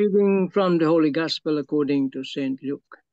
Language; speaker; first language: English; non-native, local second language; Filipino